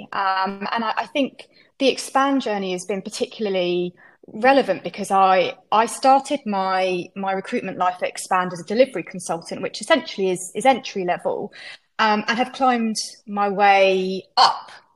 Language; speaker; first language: English; native; English